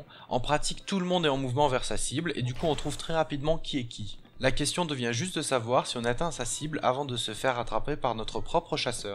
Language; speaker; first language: French; native; French